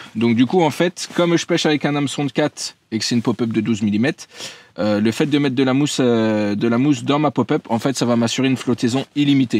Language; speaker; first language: French; native; French